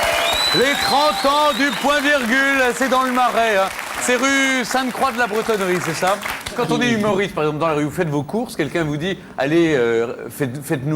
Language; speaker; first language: French; native; French